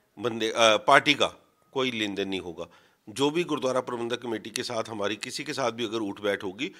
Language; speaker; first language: Hindi; non-native, local second language; Punjabi